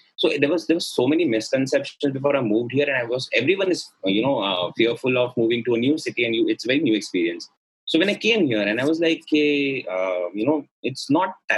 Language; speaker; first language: English; non-native, local second language; Gujarati